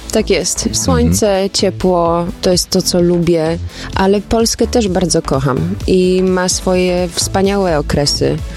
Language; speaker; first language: Polish; early bilingual, heritage; Polish